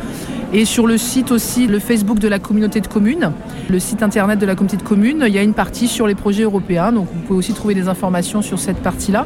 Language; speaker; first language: French; native; French